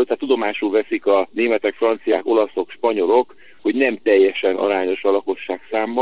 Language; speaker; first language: Hungarian; native; Hungarian